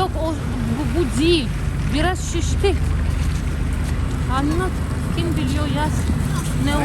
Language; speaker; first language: Turkish; non-native, learner; Russian